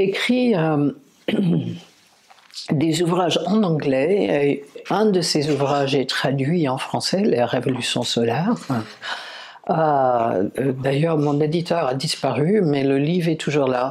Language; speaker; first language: French; non-native, fluent; English